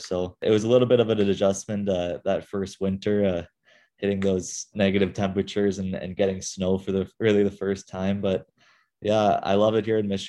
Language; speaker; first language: English; native; English